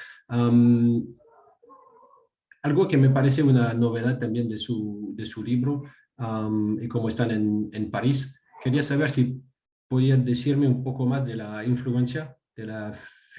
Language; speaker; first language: Spanish; non-native, fluent; French